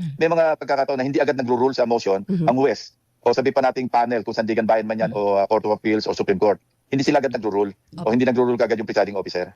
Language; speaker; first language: Filipino; native; Filipino